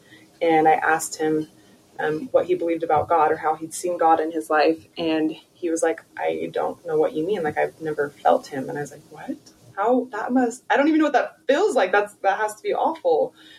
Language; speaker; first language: English; native; English